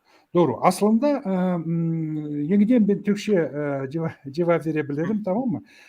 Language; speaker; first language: Turkish; non-native, learner; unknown